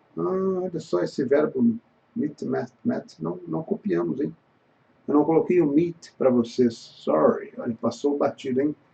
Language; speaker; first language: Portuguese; native; Portuguese